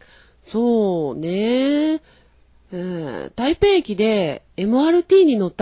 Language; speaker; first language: Japanese; native; Japanese